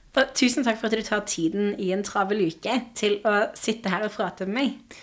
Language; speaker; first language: Norwegian; native; Norwegian